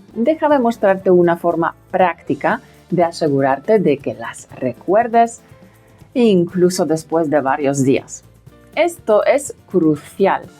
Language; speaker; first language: Spanish; non-native, fluent; Polish